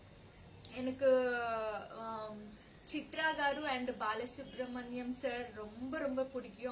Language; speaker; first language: Tamil; non-native, learner; Telugu